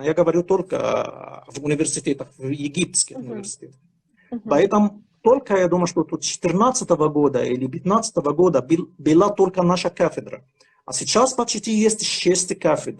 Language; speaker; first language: Russian; non-native, fluent; Arabic